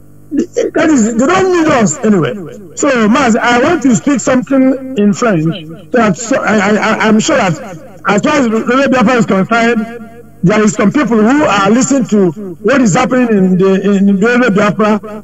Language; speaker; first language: English; non-native, local second language; Igbo